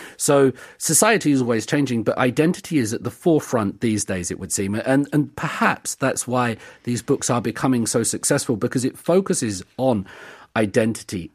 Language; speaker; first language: English; native; English